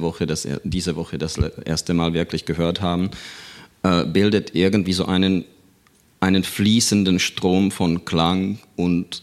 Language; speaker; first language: German; non-native, fluent; Czech